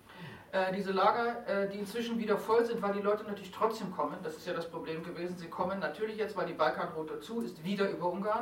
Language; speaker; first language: German; native; German